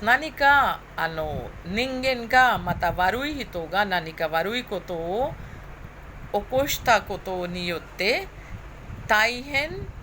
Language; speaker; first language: Japanese; non-native, fluent; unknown